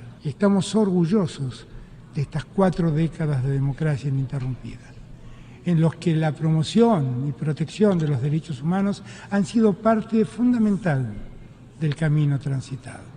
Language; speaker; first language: Spanish; native; Spanish